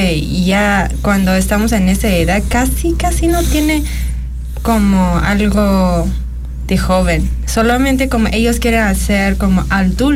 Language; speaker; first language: Spanish; non-native, learner; Chinese